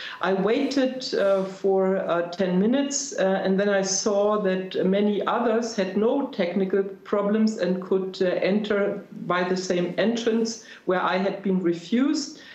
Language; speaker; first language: English; non-native, fluent; German